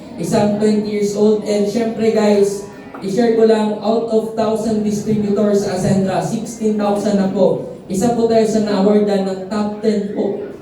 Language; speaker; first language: Filipino; non-native, local second language; Cebuano